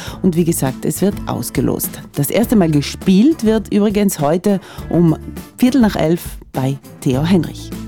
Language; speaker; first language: German; native; German